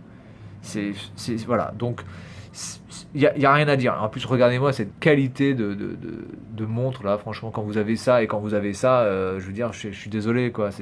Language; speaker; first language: French; native; French